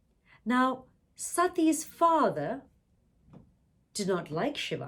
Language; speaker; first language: English; non-native, local second language; Tamil